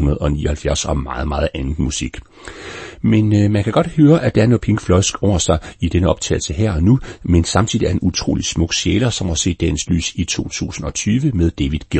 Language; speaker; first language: Danish; native; Danish